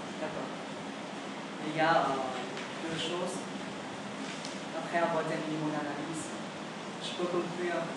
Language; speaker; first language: French; non-native, learner; Vietnamese